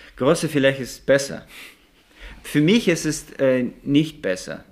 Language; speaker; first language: German; non-native, learner; Russian